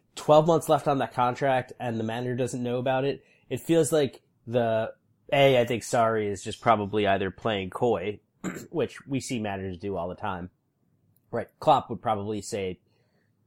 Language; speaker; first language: English; native; English